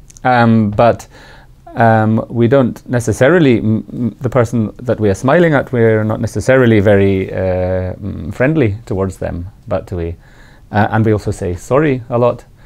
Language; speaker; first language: English; native; English